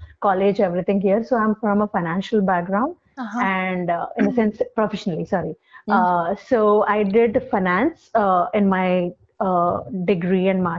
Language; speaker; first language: English; non-native, local second language; Telugu